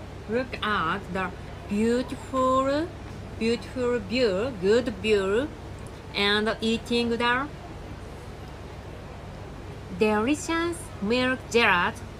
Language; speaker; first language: English; non-native, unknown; Japanese